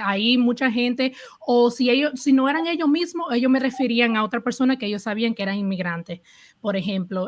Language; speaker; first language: Spanish; early bilingual, heritage; Spanish